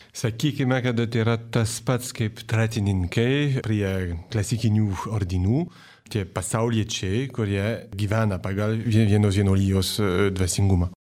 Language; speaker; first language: Lithuanian; non-native, fluent; French